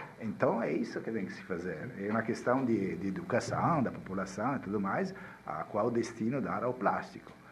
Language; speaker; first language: Portuguese; non-native, fluent; Italian